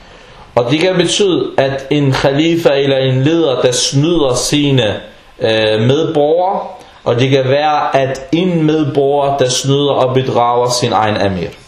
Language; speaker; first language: Danish; non-native, fluent; Arabic